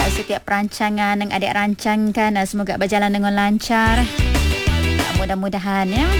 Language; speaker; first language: Malay; non-native, local second language; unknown